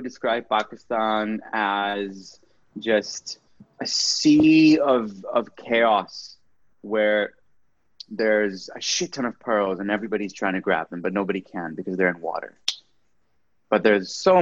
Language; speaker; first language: English; non-native, local second language; Urdu